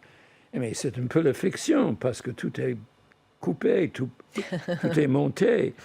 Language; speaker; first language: French; non-native, fluent; English